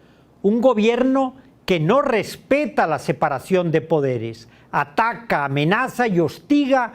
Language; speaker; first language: Spanish; native; Spanish